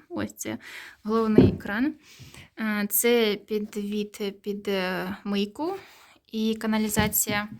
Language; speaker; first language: Ukrainian; native; Ukrainian